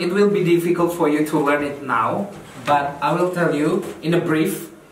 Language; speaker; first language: English; non-native, fluent; Indonesian